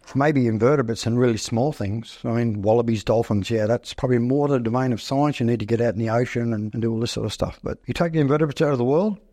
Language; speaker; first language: English; native; English